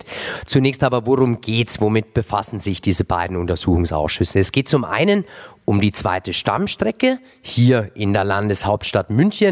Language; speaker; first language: German; native; German